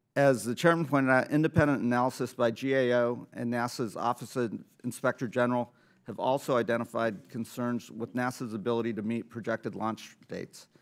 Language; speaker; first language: English; native; English